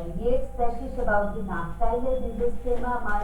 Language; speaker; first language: German; non-native, learner; Hindi